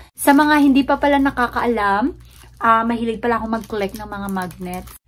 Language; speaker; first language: Filipino; non-native, local second language; Hiligaynon